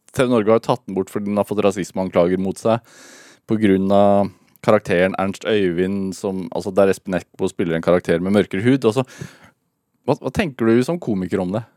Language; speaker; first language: Norwegian; native; Norwegian